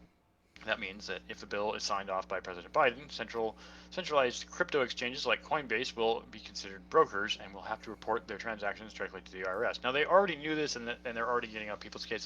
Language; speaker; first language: English; native; English